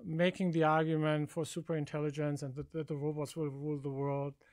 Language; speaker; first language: English; non-native, fluent; German